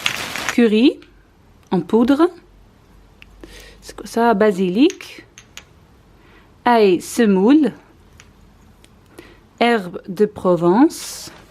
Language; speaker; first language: French; non-native, learner; Dutch